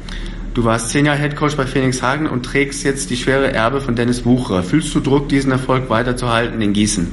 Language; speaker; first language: German; native; German